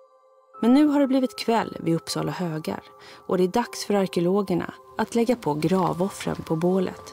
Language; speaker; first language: Swedish; native; Swedish